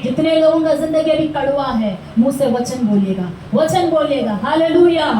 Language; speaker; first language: Hindi; non-native, local second language; Telugu